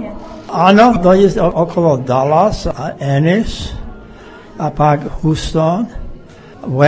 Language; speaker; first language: Czech; early bilingual, heritage; English